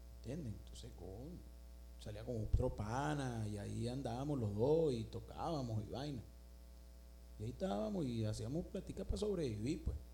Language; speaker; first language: Spanish; native; Spanish